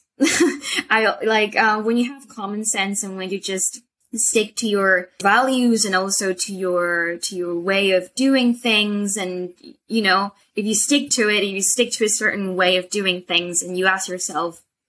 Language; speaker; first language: English; non-native, fluent; Spanish